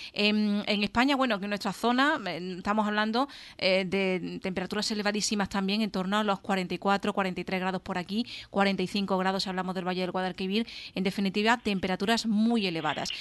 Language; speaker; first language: Spanish; native; Spanish